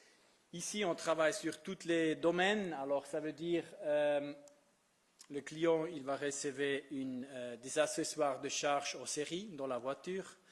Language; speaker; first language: French; non-native, fluent; Italian